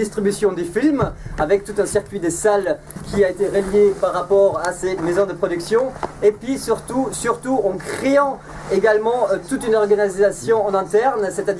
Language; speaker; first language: French; native; French